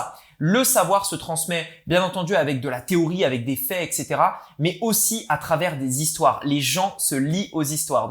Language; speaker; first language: French; native; French